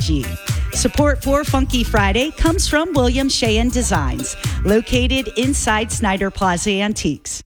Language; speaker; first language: English; native; English